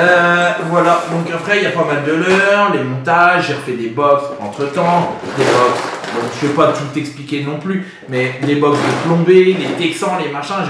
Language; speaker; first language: French; native; French